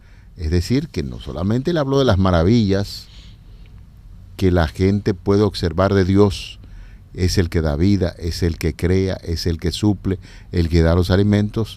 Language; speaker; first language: Spanish; native; Spanish